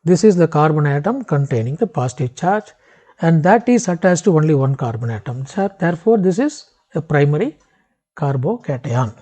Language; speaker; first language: English; non-native, local second language; Tamil